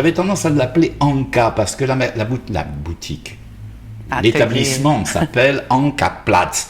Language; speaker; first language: French; native; French